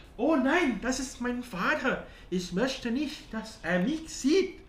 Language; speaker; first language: German; non-native, learner; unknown